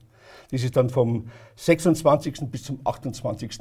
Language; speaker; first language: German; native; German